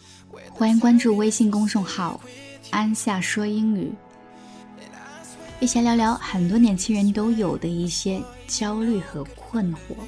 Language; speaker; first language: Chinese; native; Chinese